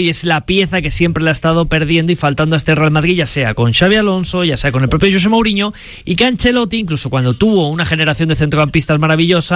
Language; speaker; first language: Spanish; native; Spanish